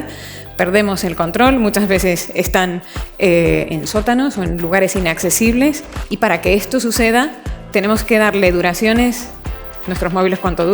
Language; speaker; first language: Spanish; native; Spanish